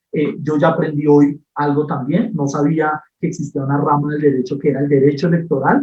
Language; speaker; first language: Spanish; native; Spanish